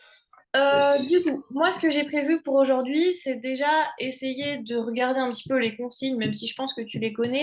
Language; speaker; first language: French; native; French